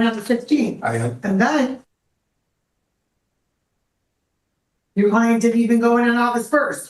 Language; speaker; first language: English; native; English